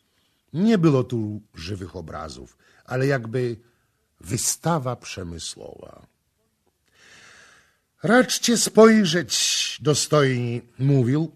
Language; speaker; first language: Polish; native; Polish